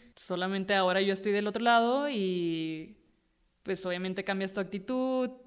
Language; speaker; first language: Spanish; native; Spanish